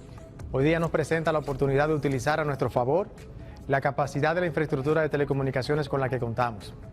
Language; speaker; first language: Spanish; native; Spanish